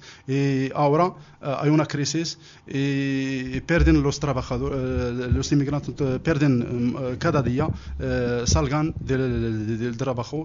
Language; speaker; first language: Spanish; non-native, learner; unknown